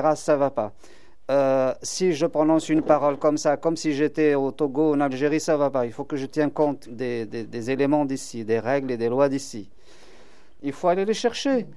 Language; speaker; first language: French; non-native, local second language; Kabyle